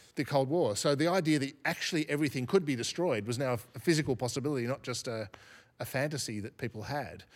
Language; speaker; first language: English; native; English